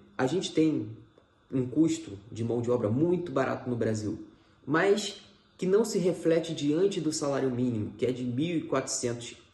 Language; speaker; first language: Portuguese; native; Portuguese